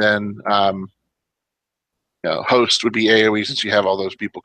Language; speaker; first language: English; native; English